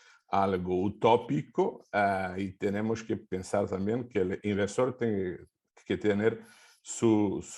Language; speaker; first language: Spanish; non-native, fluent; Portuguese